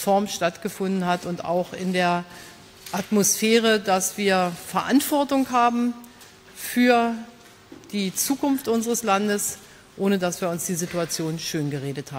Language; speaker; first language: German; native; German